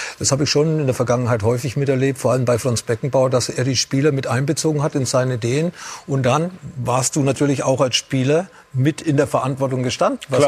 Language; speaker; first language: German; native; German